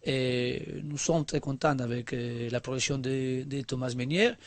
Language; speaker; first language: French; non-native, learner; Spanish